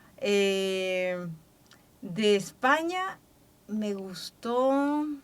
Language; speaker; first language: Spanish; native; Spanish